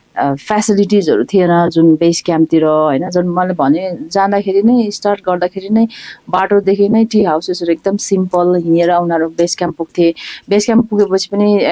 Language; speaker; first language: Nepali; non-native, local second language; Sherpa